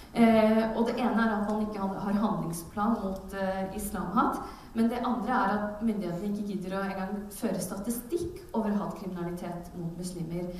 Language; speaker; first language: Norwegian; early bilingual, other home language; Urdu